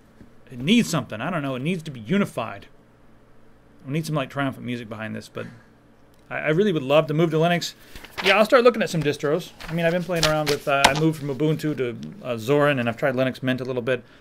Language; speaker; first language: English; native; English